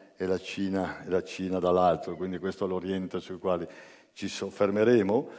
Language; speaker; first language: Italian; native; Italian